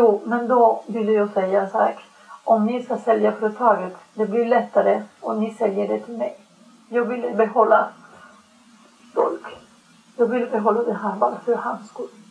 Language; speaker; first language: Swedish; non-native, fluent; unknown